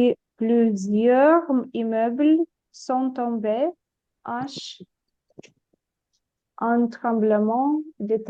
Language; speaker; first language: French; non-native, learner; Ukrainian